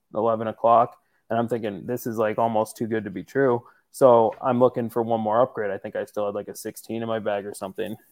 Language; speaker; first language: English; native; English